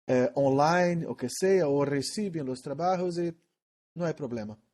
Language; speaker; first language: Spanish; non-native, learner; Portuguese